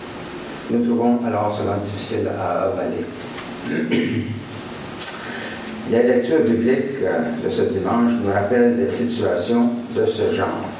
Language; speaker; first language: French; native; French